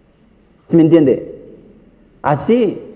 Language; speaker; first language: Spanish; non-native, learner; Korean